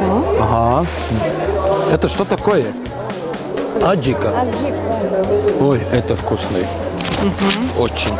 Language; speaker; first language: Russian; non-native, learner; Latvian